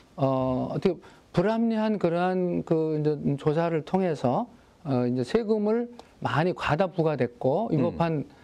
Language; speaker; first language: Korean; native; Korean